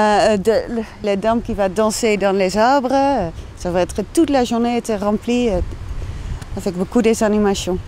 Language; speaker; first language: French; non-native, learner; Dutch